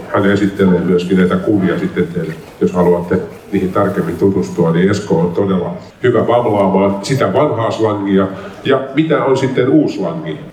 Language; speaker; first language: Finnish; native; Finnish